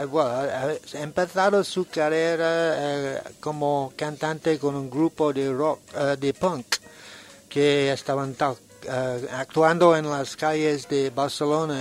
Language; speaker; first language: Spanish; non-native, learner; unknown